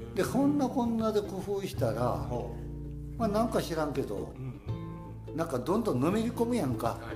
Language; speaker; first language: Japanese; native; Japanese